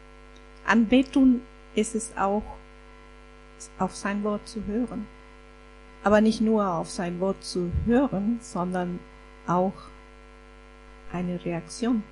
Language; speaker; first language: German; non-native, fluent; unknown